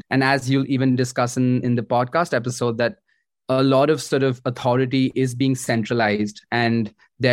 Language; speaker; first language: English; non-native, local second language; Hindi